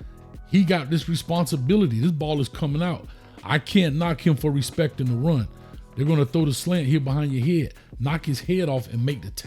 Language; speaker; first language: English; native; English